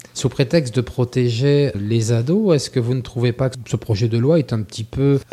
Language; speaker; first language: French; native; French